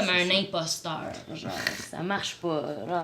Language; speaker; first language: French; native; French